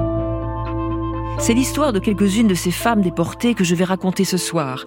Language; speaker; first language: French; native; French